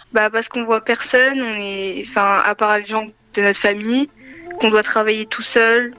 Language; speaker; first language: French; native; French